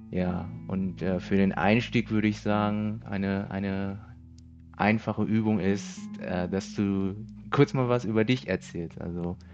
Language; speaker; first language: German; early bilingual, other home language; Vietnamese